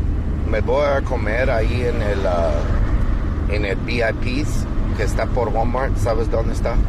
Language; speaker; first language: Spanish; non-native, learner; English